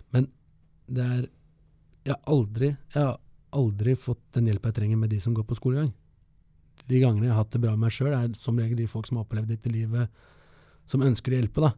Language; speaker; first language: Norwegian; early bilingual, other home language; Kurdish